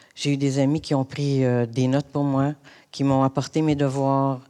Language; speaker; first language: French; native; French